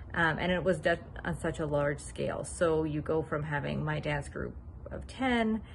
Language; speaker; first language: English; native; English